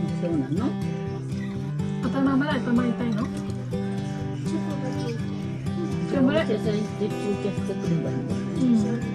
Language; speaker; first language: Japanese; non-native, fluent; Thai